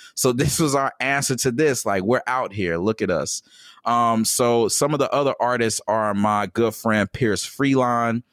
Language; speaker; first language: English; native; English